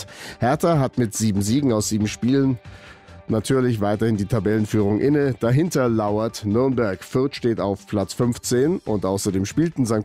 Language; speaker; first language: German; native; German